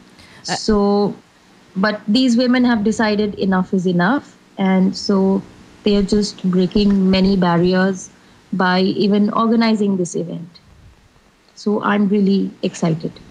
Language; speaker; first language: English; non-native, local second language; Hindi